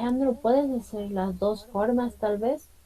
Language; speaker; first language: Spanish; non-native, fluent; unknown